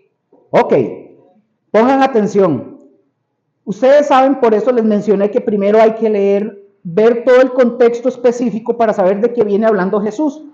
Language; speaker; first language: Spanish; native; Spanish